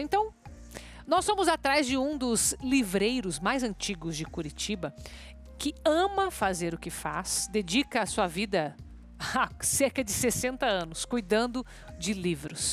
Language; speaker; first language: Portuguese; native; Portuguese